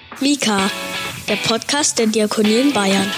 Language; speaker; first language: German; native; German